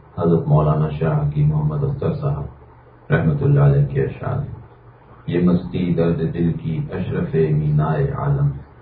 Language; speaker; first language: Urdu; native; Urdu